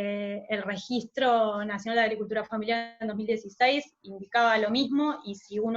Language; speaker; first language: Spanish; native; Spanish